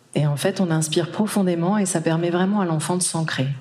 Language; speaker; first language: French; native; French